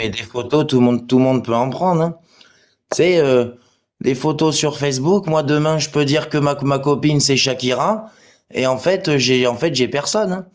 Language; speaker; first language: French; native; French